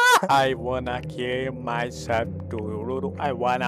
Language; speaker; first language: English; non-native, learner; Italian